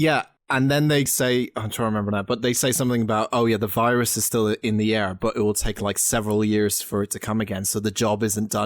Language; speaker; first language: English; native; English